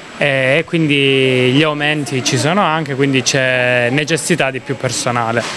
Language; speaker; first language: Italian; native; Italian